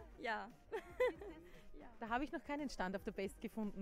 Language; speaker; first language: German; native; German